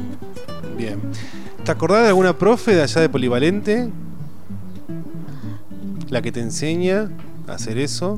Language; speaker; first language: Spanish; native; Spanish